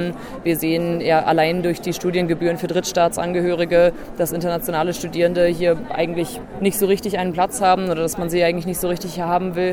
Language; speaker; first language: German; native; German